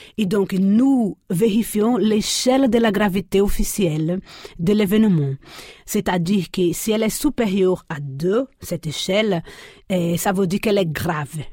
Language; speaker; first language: French; non-native, fluent; Portuguese